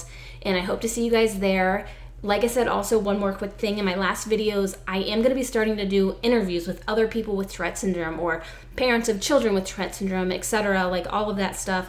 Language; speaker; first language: English; native; English